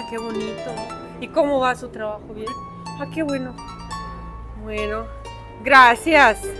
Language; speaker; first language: Spanish; non-native, fluent; Russian